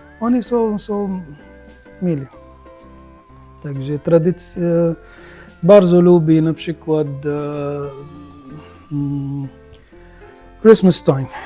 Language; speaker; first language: Polish; non-native, learner; Arabic